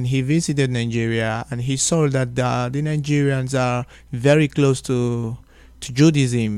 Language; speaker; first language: English; non-native, local second language; Igbo